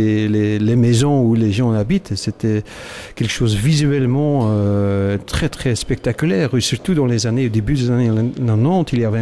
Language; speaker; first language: French; non-native, local second language; Dutch